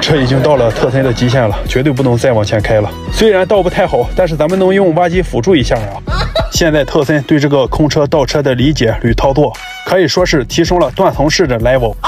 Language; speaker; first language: Chinese; native; Chinese